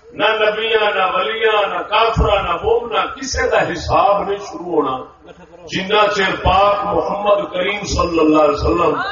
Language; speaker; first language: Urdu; non-native, local second language; Punjabi